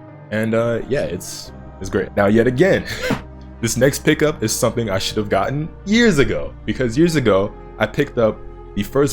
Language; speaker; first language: English; native; English